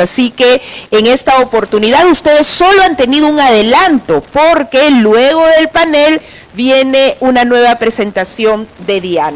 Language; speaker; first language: Spanish; native; Spanish